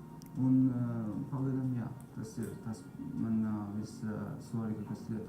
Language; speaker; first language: Latvian; non-native, learner; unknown